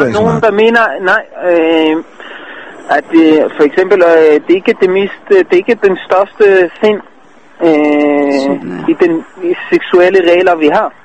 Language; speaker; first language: Danish; non-native, fluent; Hebrew